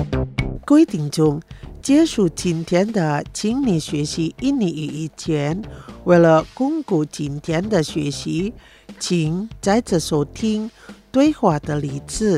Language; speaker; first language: Chinese; non-native, fluent; Indonesian